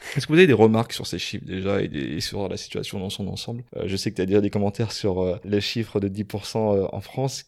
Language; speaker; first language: French; non-native, fluent; Swedish